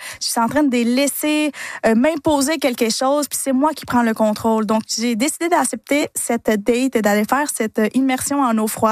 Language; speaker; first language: French; non-native, fluent; Spanish